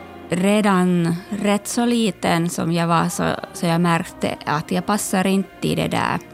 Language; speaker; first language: Swedish; non-native, local second language; Finnish